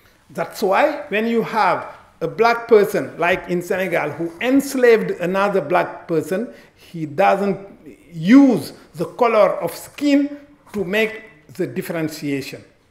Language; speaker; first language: English; non-native, fluent; Wolof